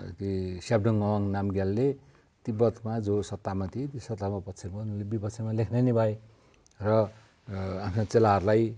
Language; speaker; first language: Nepali; native; Nepali